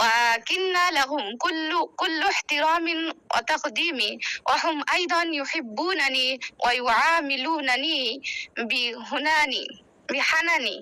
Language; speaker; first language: Arabic; non-native, learner; Bangla